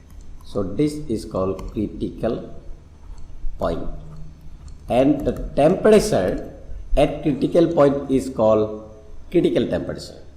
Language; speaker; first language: English; non-native, local second language; Assamese